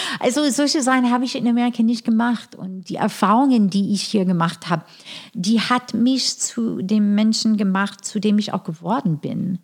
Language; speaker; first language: German; non-native, fluent; English